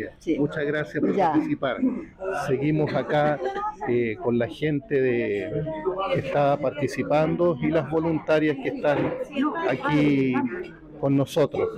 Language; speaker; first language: Spanish; native; Spanish